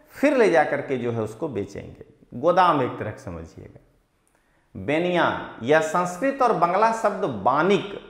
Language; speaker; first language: Hindi; non-native, local second language; Gujarati